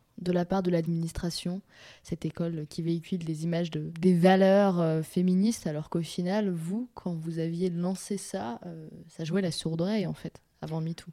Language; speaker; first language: French; native; French